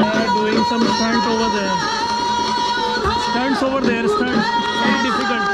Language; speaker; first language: English; non-native, local second language; Hindi